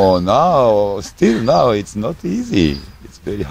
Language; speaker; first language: English; non-native, learner; Japanese